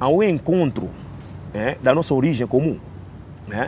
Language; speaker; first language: Portuguese; non-native, fluent; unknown